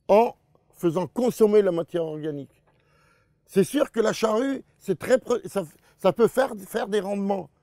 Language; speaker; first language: French; native; French